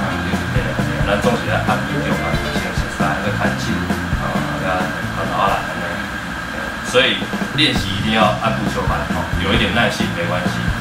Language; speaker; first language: Chinese; native; Chinese